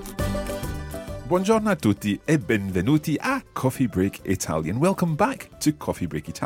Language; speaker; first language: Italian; non-native, fluent; English